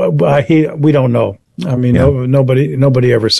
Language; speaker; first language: English; native; English